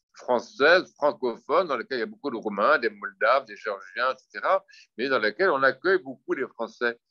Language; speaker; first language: French; native; French